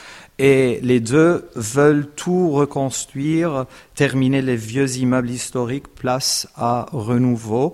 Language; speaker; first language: French; non-native, fluent; Armenian